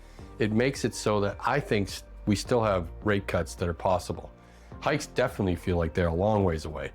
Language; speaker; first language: English; native; English